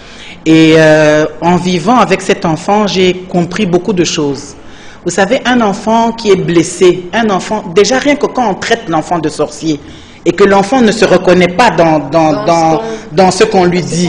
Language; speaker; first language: French; non-native, local second language; Lingala